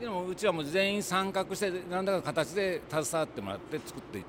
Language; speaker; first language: Japanese; native; Japanese